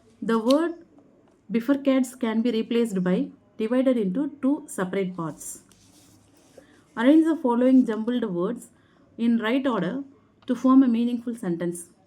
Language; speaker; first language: English; non-native, local second language; Tamil